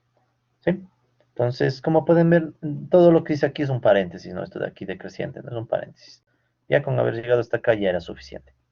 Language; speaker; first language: Spanish; native; Spanish